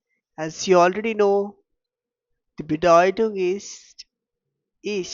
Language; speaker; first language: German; non-native, fluent; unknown